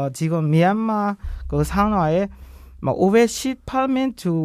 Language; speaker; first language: Korean; non-native, learner; Burmese